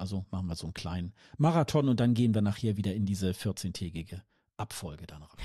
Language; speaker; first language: German; native; German